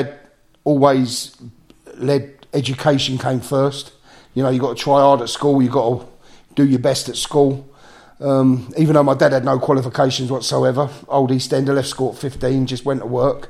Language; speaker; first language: English; native; English